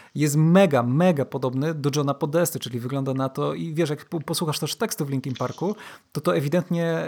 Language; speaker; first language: Polish; native; Polish